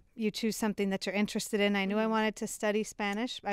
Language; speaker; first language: English; native; English